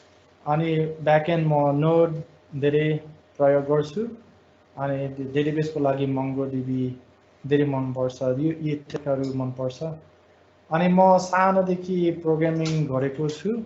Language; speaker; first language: Nepali; non-native, fluent; English